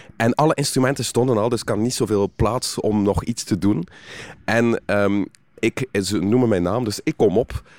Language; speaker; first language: Dutch; native; Dutch